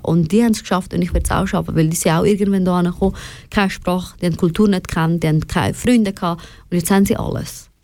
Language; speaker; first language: German; early bilingual, other home language; Persian